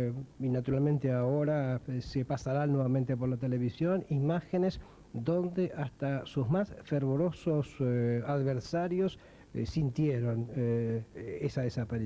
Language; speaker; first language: Spanish; native; Spanish